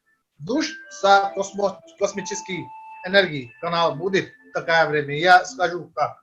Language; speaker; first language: Russian; non-native, learner; Hindi